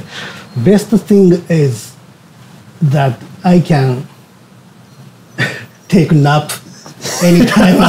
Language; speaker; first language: English; non-native, learner; Japanese